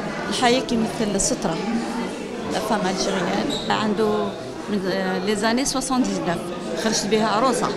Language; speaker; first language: Arabic; native; Arabic